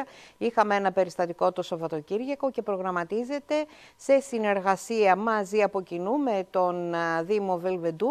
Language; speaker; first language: Greek; native; Greek